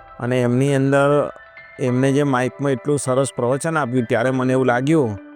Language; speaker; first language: Gujarati; native; Gujarati